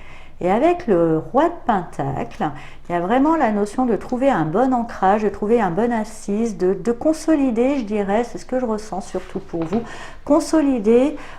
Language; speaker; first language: French; native; French